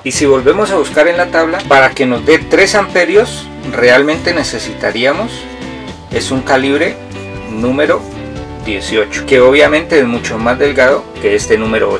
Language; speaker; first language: Spanish; native; Spanish